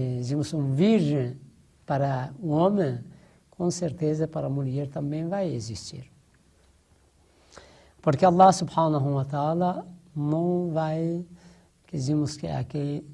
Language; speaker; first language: Portuguese; non-native, fluent; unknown